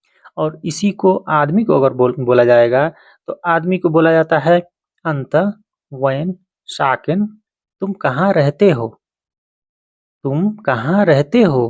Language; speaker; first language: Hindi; native; Hindi